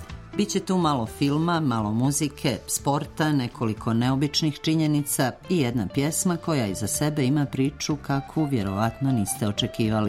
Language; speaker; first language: Croatian; native; Croatian